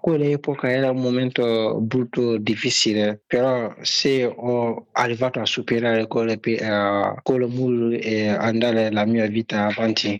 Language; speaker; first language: Italian; non-native, learner; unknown